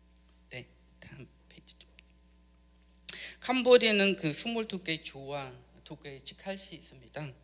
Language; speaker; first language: Korean; non-native, learner; Khmer